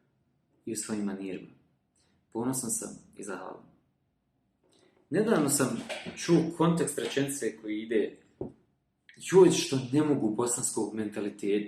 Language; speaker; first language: Bosnian; native; Bosnian